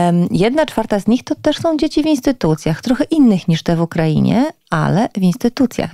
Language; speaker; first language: Polish; native; Polish